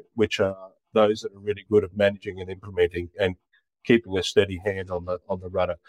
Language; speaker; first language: English; native; English